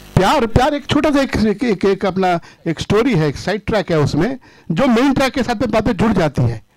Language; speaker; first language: Hindi; native; Hindi